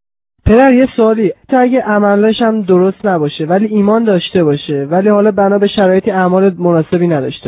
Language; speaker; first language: Persian; native; Persian